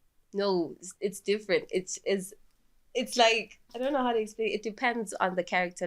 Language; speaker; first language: English; non-native, local second language; Swati